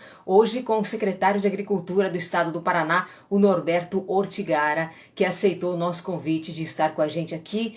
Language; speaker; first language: Portuguese; native; Portuguese